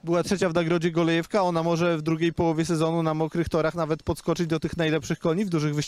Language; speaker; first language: Polish; native; Polish